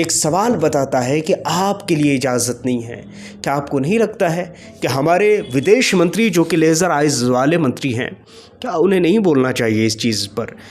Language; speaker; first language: Hindi; native; Hindi